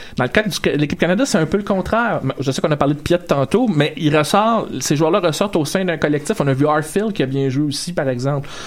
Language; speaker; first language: French; native; French